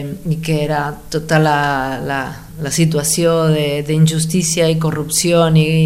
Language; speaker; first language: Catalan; non-native, fluent; Spanish